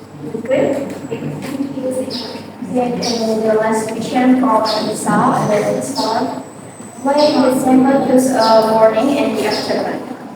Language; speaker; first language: English; non-native, learner; Indonesian